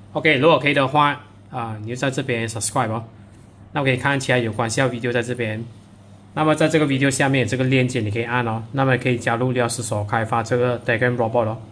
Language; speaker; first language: Chinese; native; Chinese